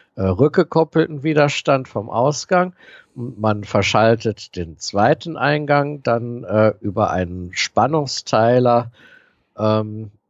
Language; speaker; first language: German; native; German